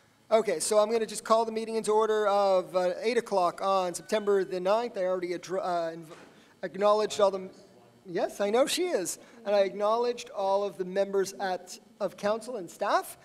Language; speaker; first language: English; native; English